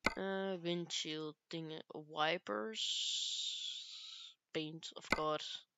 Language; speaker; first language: English; non-native, learner; Dutch